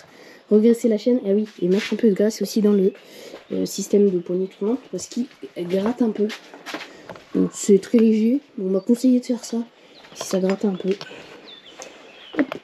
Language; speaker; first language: French; native; French